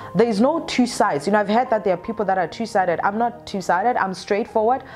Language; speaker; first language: English; non-native, local second language; Northern Sotho